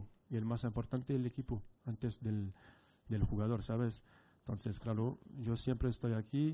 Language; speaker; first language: Spanish; non-native, fluent; French